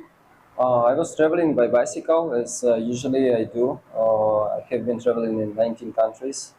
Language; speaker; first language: English; non-native, learner; Russian